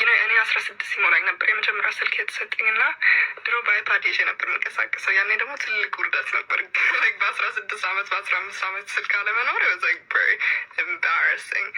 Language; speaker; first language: Amharic; early bilingual, heritage; Amharic